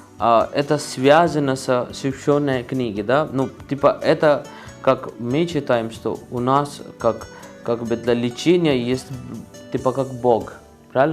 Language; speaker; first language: Russian; non-native, learner; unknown